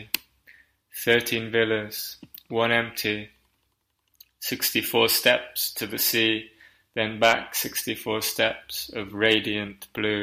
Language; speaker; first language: English; native; English